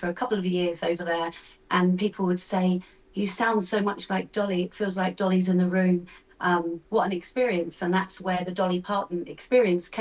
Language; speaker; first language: English; native; English